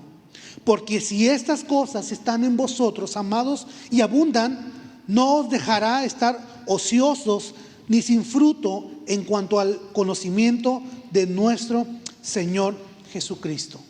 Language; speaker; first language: Spanish; native; Spanish